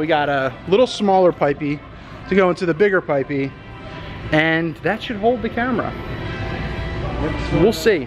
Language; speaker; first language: English; native; English